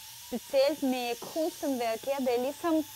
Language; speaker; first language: Danish; non-native, fluent; Russian